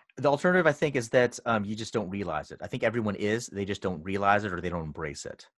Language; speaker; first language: English; early bilingual, other home language; Filipino